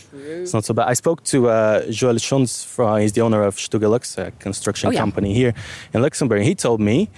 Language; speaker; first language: English; non-native, fluent; Bulgarian